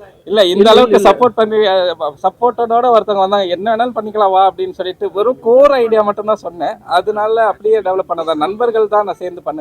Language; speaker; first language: Tamil; native; Tamil